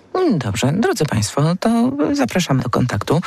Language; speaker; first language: Polish; native; Polish